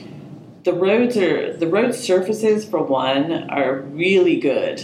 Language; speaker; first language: English; native; English